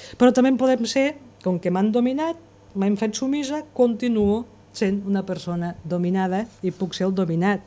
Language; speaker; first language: Catalan; native; Catalan